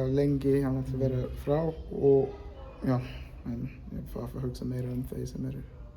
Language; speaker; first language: Icelandic; non-native, learner; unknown